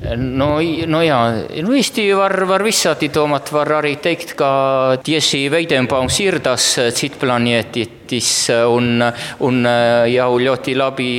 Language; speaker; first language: Latvian; non-native, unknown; Estonian